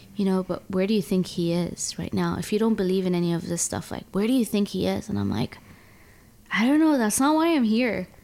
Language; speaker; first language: English; early bilingual, other home language; Arabic